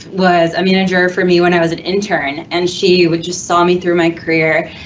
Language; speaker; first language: English; native; English